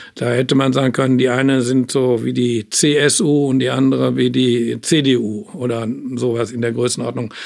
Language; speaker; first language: German; native; German